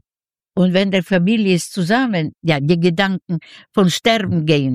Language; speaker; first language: German; non-native, fluent; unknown